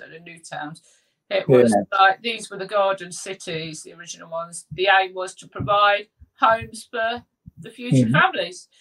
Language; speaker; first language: English; native; English